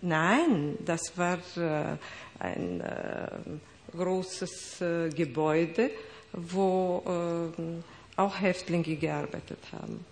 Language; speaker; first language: German; non-native, fluent; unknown